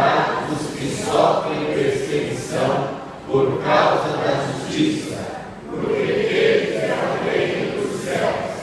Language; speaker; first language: Portuguese; native; Portuguese